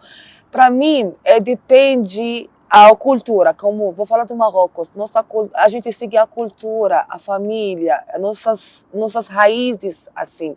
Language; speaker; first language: Portuguese; non-native, learner; Arabic